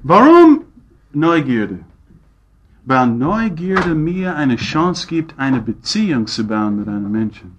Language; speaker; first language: German; non-native, fluent; English